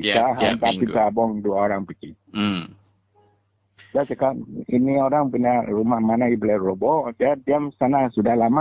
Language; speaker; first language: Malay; non-native, local second language; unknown